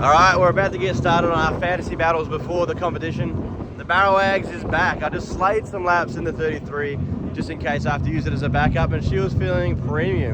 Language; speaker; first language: English; native; English